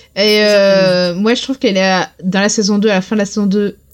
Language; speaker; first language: French; native; French